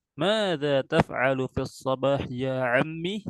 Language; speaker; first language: Arabic; non-native, fluent; Indonesian